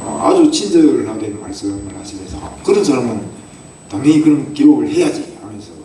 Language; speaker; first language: Korean; native; Korean